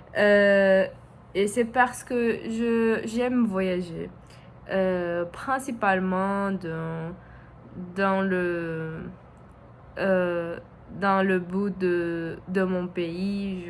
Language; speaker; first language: French; non-native, learner; Portuguese